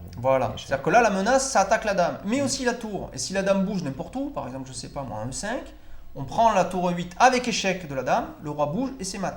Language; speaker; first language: French; native; French